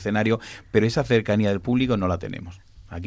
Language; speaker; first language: Spanish; native; Spanish